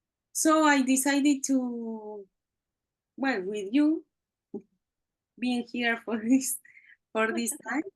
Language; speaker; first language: English; non-native, learner; Spanish